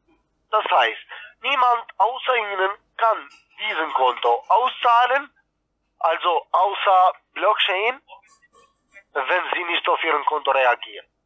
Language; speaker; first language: German; non-native, fluent; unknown